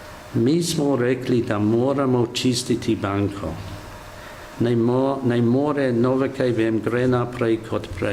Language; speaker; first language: Slovenian; non-native, learner; English